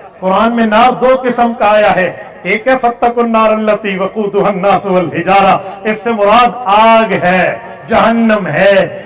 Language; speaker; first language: Urdu; non-native, local second language; Saraiki